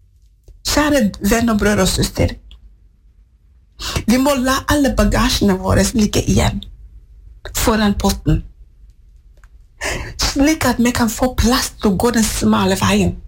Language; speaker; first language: Norwegian; non-native, fluent; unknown